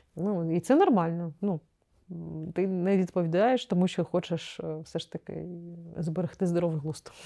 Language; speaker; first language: Ukrainian; non-native, local second language; Crimean Tatar